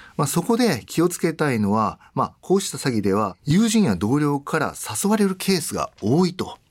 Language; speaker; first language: Japanese; native; Japanese